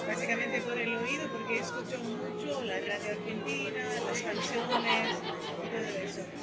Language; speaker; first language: Spanish; non-native, fluent; Greek